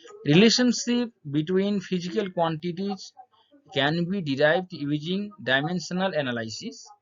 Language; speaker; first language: English; non-native, local second language; Bangla